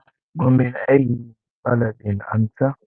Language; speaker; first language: Arabic; non-native, learner; English